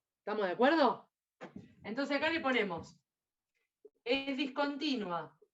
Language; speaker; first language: Spanish; native; Spanish